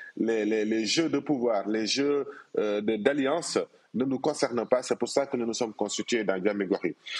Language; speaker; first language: French; non-native, local second language; Wolof